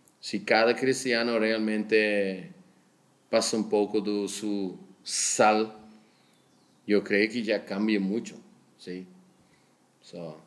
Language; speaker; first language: Spanish; non-native, learner; Dutch